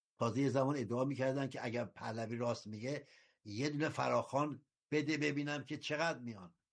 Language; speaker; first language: Persian; native; Persian